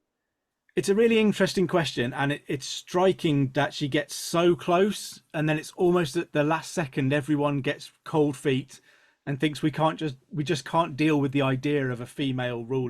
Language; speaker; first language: English; native; English